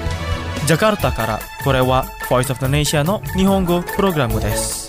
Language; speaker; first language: Japanese; non-native, fluent; Indonesian